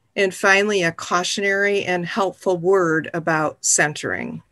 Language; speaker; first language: English; native; English